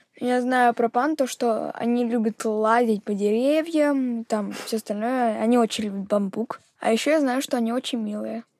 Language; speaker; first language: Russian; native; Russian